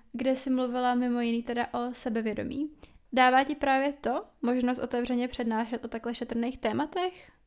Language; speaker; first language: Czech; native; Czech